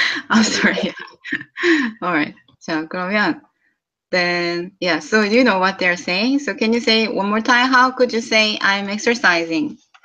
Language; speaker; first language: English; non-native, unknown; Korean